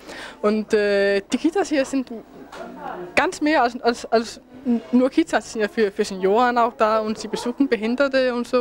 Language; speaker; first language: German; non-native, fluent; Danish